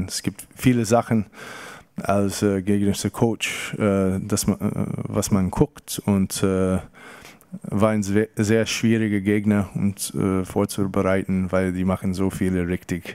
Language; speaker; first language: German; non-native, fluent; English